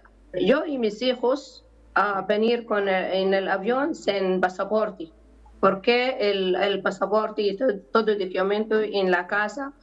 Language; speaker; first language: Spanish; non-native, learner; Arabic